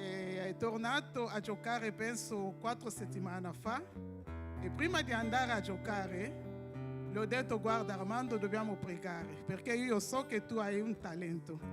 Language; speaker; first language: Italian; non-native, fluent; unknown